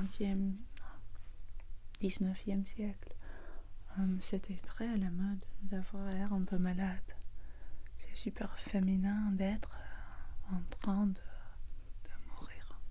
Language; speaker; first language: French; non-native, learner; English